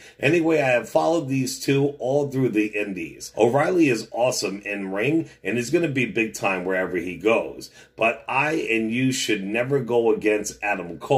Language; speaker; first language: English; native; English